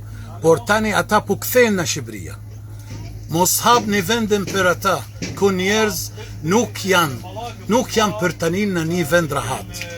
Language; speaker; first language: Albanian; non-native, learner; Arabic